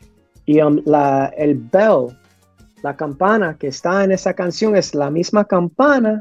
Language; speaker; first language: Spanish; early bilingual, heritage; English